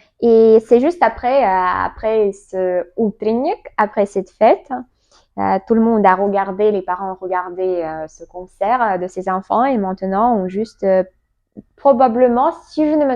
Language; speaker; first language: French; non-native, learner; Russian